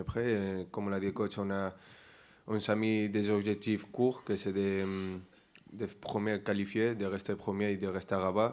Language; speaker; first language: French; non-native, fluent; Spanish